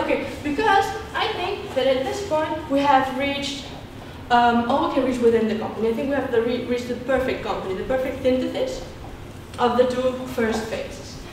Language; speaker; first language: English; non-native, fluent; German